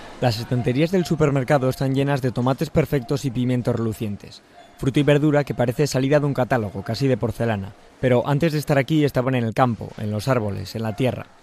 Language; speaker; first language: Spanish; native; Spanish